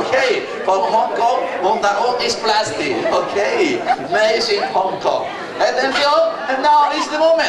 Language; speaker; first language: English; non-native, learner; Spanish